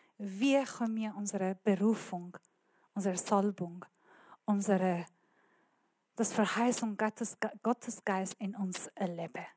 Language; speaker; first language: German; non-native, learner; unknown